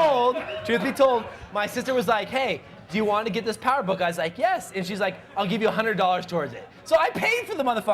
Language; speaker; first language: English; native; English